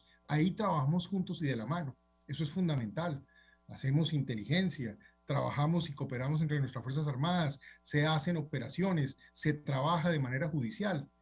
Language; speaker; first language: Spanish; native; Spanish